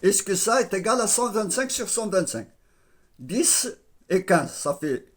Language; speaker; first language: French; non-native, local second language; Arabic